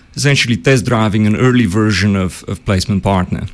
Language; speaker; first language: English; early bilingual, other home language; Bulgarian